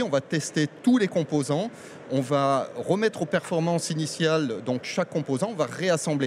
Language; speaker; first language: French; native; French